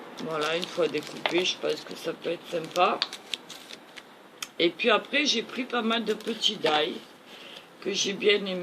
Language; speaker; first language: French; native; French